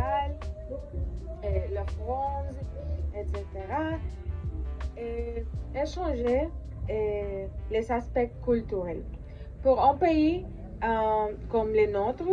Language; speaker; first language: French; non-native, learner; Spanish